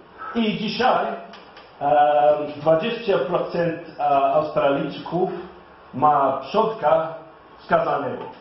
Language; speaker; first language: Polish; non-native, learner; English